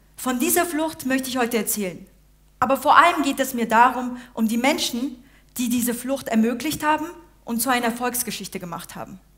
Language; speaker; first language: German; early bilingual, other home language; Uyghur